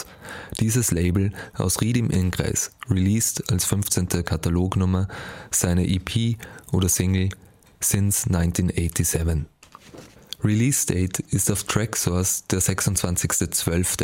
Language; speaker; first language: German; native; German